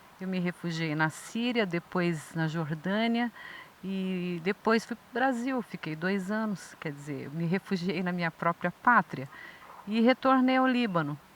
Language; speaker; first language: Portuguese; native; Portuguese